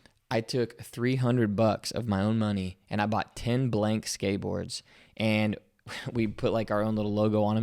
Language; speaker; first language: English; native; English